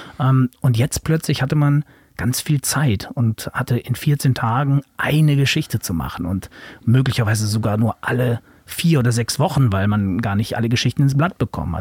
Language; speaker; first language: German; native; German